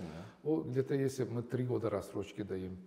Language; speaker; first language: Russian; non-native, local second language; Uzbek